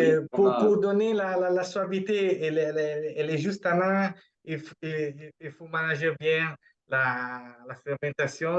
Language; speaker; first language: French; non-native, fluent; Italian